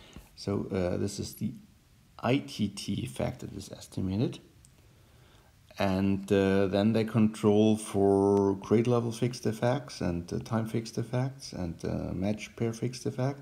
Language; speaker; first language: English; non-native, fluent; German